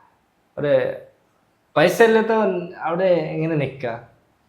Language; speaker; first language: Malayalam; non-native, learner; Bangla